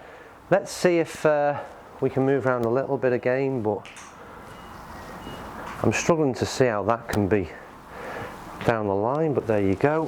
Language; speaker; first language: English; native; English